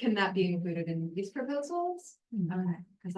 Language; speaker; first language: English; native; English